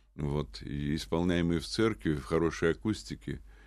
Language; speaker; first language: Russian; native; Russian